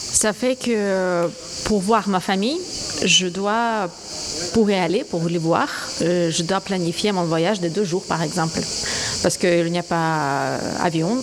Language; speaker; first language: French; non-native, fluent; Ukrainian